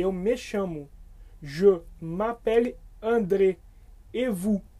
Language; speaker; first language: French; non-native, fluent; Portuguese